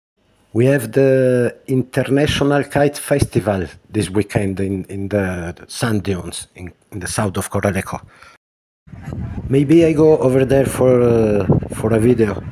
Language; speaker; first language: English; non-native, learner; Spanish